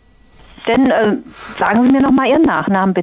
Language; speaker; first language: German; native; German